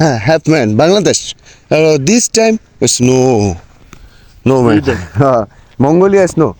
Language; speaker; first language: English; non-native, learner; Bangla